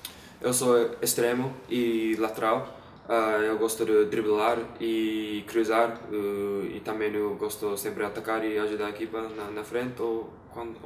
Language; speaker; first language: Portuguese; non-native, learner; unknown